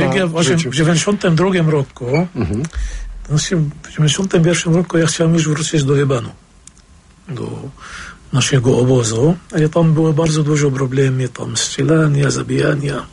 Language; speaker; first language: Polish; non-native, fluent; Arabic